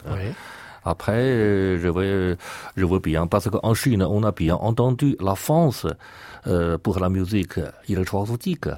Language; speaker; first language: French; non-native, learner; Chinese